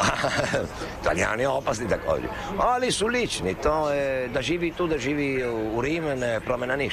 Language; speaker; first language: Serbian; non-native, learner; Italian